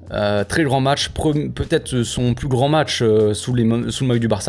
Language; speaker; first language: French; native; French